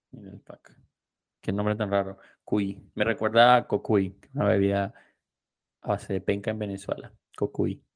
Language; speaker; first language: Spanish; native; Spanish